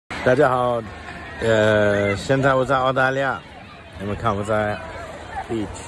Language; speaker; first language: Chinese; non-native, fluent; English